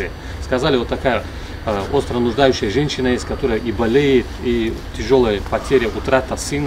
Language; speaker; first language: Russian; non-native, local second language; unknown